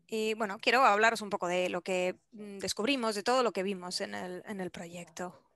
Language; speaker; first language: Spanish; non-native, fluent; Polish